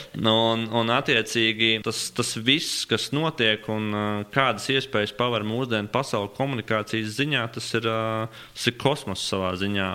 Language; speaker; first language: Latvian; native; Latvian